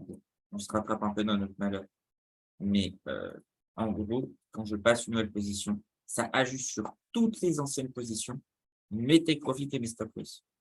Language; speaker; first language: French; native; French